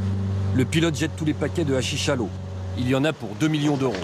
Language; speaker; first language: French; native; French